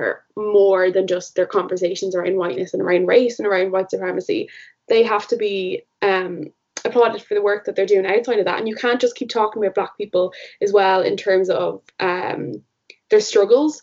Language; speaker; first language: English; native; English